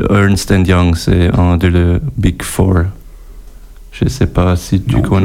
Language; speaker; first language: French; non-native, learner; German